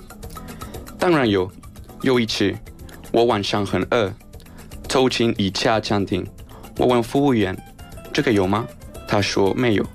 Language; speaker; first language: Chinese; non-native, learner; Spanish